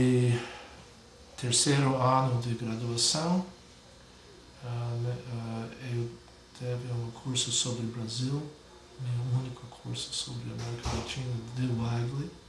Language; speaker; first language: Portuguese; non-native, fluent; English